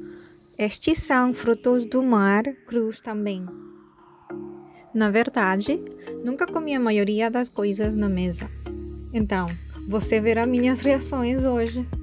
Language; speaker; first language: Portuguese; non-native, fluent; Korean